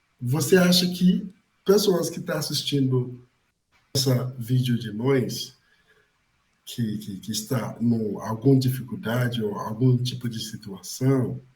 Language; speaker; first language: Portuguese; non-native, fluent; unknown